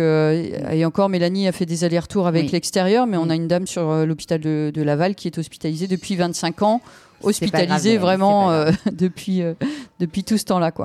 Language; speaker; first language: French; native; French